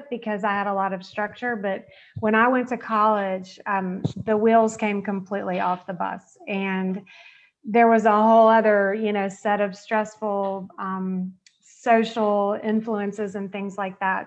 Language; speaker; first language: English; native; English